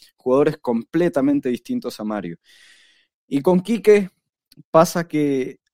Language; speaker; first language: Spanish; native; Spanish